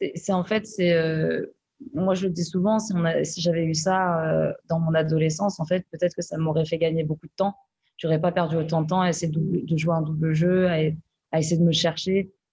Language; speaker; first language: French; native; French